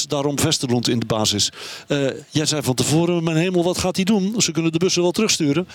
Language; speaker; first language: Dutch; native; Dutch